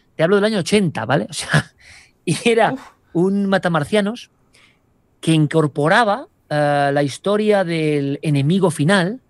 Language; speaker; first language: Spanish; native; Spanish